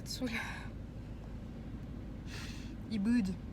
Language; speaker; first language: French; native; French